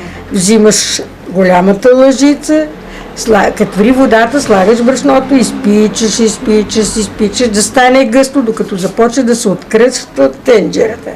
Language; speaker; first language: Bulgarian; native; Bulgarian